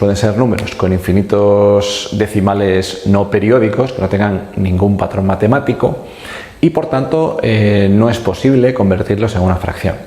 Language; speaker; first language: Spanish; native; Spanish